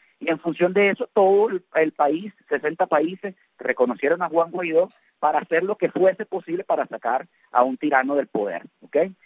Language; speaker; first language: Spanish; native; Spanish